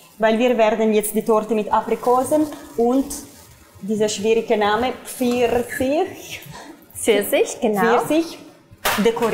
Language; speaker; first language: German; non-native, fluent; Italian